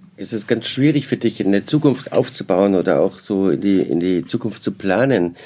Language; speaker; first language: German; native; German